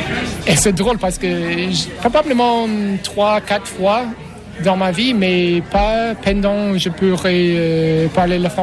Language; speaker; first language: French; non-native, learner; English